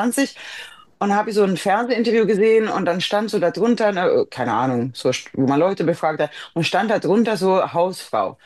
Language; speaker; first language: German; non-native, fluent; Swedish